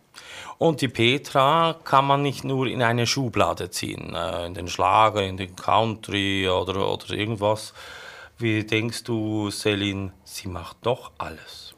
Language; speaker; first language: German; native; German